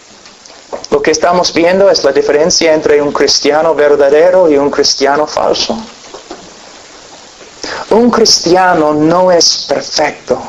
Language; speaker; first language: Spanish; non-native, fluent; English